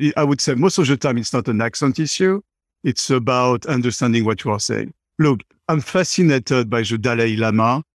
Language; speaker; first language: English; non-native, fluent; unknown